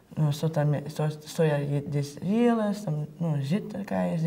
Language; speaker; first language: Russian; non-native, learner; Dutch